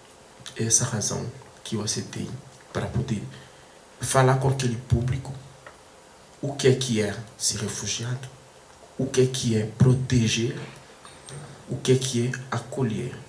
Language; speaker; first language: Portuguese; non-native, fluent; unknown